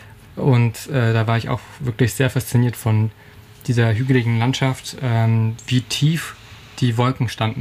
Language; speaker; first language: German; native; German